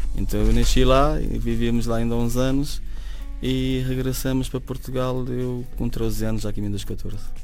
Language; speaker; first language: Portuguese; native; Portuguese